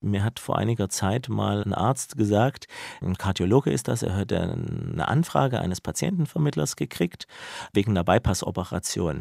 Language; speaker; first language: German; native; German